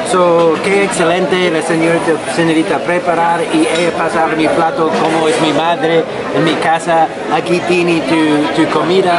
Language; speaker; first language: Spanish; non-native, learner; English